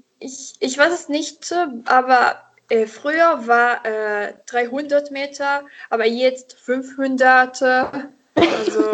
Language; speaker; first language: German; non-native, learner; Italian